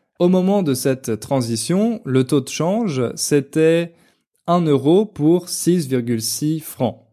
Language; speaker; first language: French; native; French